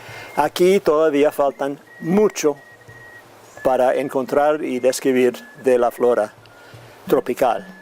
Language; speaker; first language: Spanish; non-native, fluent; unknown